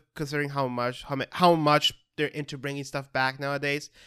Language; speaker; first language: English; non-native, fluent; Portuguese